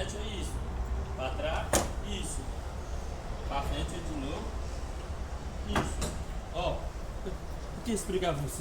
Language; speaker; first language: Portuguese; non-native, learner; Haitian Creole